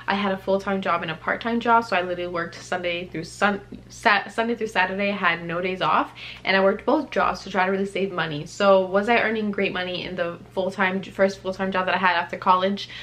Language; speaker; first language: English; native; English